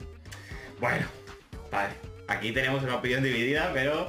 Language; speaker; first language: Spanish; native; Spanish